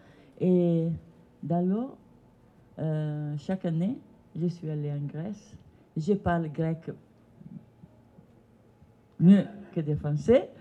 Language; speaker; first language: French; non-native, learner; Italian